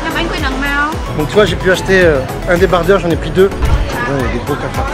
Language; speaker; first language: French; native; French